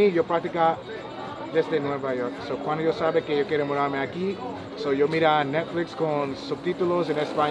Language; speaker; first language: Spanish; non-native, learner; English